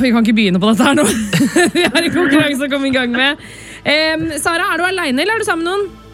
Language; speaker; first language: Norwegian; native; Norwegian